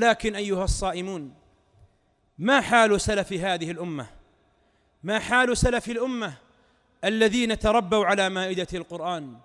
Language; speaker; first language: Arabic; native; Arabic